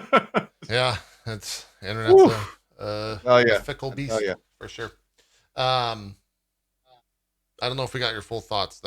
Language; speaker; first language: English; native; English